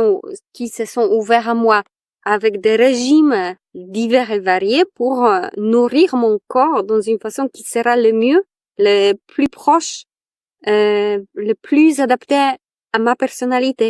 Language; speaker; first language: French; non-native, fluent; Polish